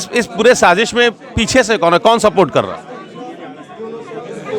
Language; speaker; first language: Hindi; native; Hindi